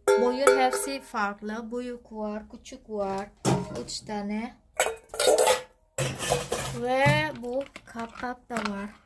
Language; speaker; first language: Turkish; non-native, learner; Indonesian